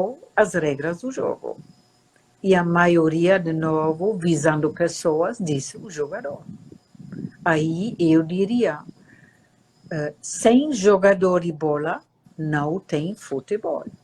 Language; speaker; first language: Portuguese; non-native, fluent; German